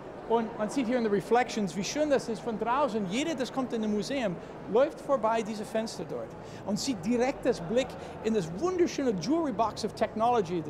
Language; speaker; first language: German; non-native, fluent; English